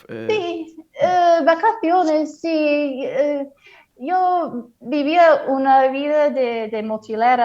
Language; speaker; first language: Spanish; non-native, fluent; English